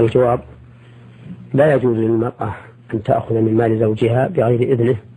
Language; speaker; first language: Arabic; native; Arabic